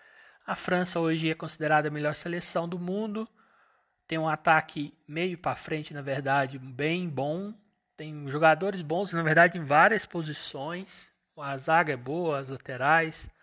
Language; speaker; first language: Portuguese; native; Portuguese